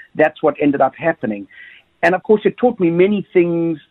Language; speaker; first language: English; native; English